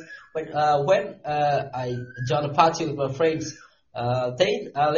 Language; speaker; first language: English; non-native, local second language; Bangla